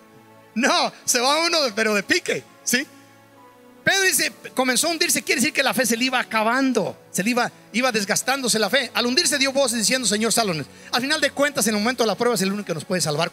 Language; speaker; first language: Spanish; native; Spanish